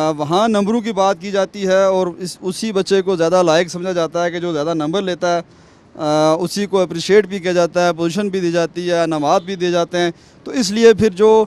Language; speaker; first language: Urdu; non-native, local second language; Pahari-Potwari